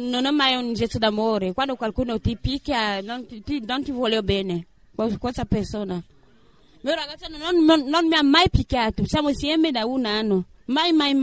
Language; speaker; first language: Italian; non-native, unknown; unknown